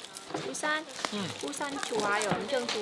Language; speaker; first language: Korean; non-native, learner; Vietnamese